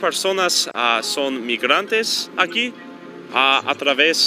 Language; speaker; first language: Spanish; non-native, learner; English